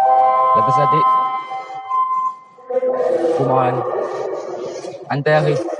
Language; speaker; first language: Arabic; non-native, learner; Indonesian